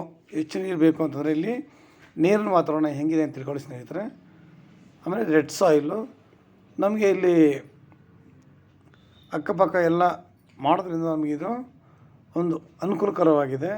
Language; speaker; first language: Kannada; native; Kannada